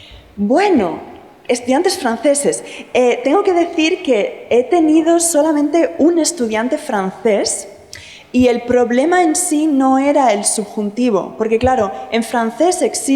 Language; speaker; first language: Spanish; native; Spanish